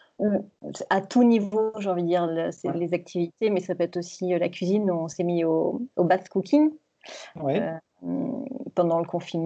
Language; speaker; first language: French; native; French